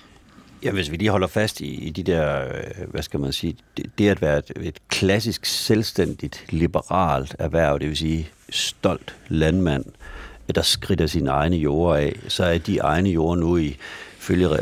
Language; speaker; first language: Danish; native; Danish